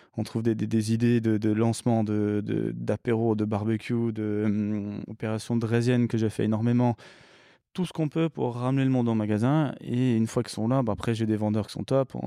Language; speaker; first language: French; early bilingual, other home language; English